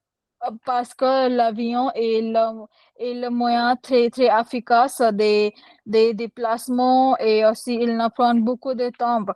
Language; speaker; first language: French; non-native, learner; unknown